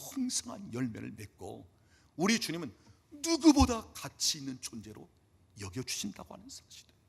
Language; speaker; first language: Korean; native; Korean